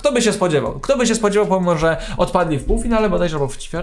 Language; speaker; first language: Polish; native; Polish